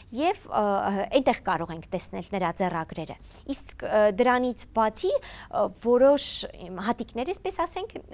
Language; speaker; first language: Armenian; native; Armenian